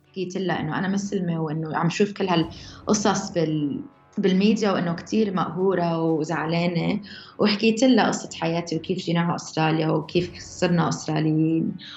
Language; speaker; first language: Arabic; early bilingual, heritage; Arabic